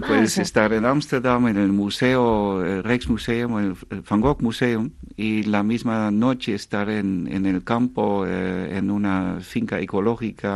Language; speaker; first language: Spanish; non-native, fluent; Dutch